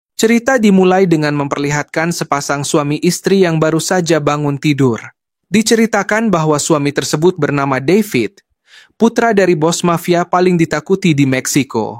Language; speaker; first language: Indonesian; native; Indonesian